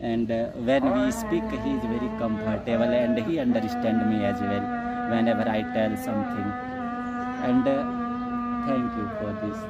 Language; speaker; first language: English; non-native, learner; Hindi